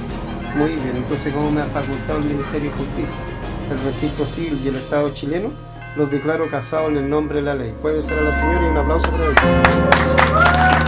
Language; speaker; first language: Spanish; native; Spanish